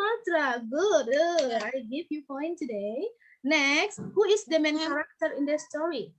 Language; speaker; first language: English; non-native, learner; Indonesian